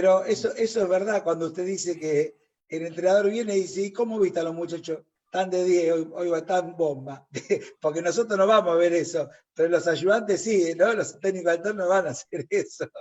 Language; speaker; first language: Spanish; native; Spanish